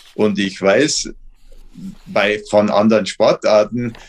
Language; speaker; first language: German; native; German